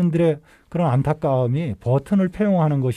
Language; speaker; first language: Korean; native; Korean